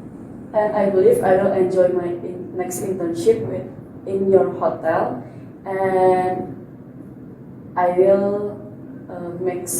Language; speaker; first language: English; non-native, learner; Indonesian